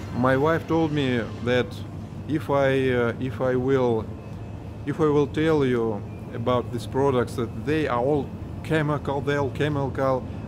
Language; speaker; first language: English; non-native, learner; Russian